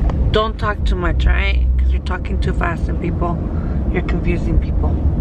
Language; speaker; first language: English; early bilingual, other home language; Spanish